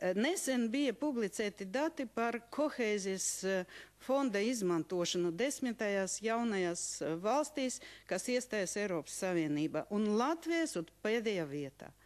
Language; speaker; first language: Latvian; non-native, local second language; Russian